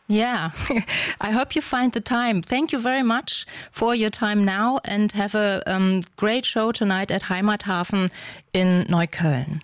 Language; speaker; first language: English; non-native, fluent; German